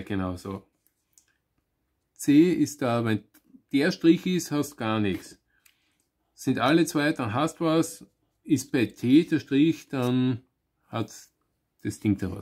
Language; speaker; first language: German; native; German